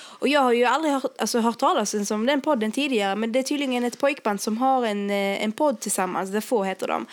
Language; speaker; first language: Swedish; early bilingual, other home language; Arabic